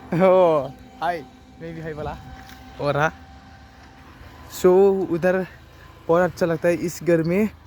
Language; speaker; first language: Hindi; non-native, local second language; Bodo